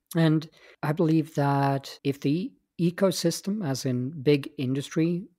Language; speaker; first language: English; non-native, fluent; Swedish